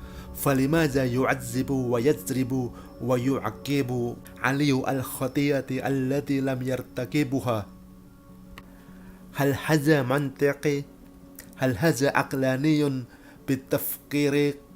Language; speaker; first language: Arabic; non-native, learner; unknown